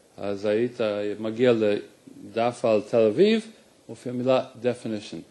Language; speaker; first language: Hebrew; non-native, fluent; English